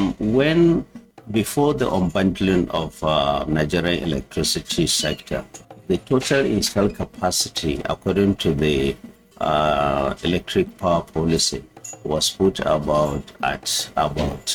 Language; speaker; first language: English; non-native, local second language; Hausa